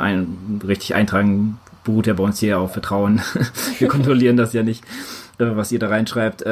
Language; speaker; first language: German; native; German